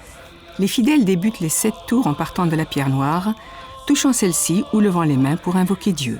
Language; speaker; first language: French; native; French